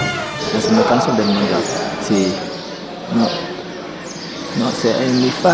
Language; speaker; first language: Spanish; non-native, learner; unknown